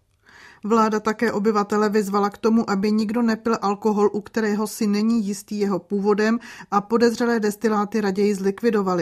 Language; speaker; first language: Czech; native; Czech